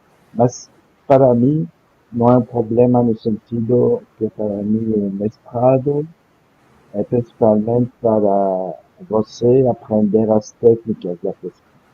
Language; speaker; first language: Portuguese; non-native, fluent; French